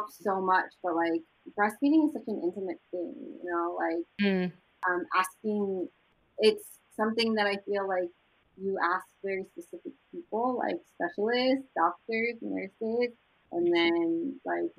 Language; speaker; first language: English; native; English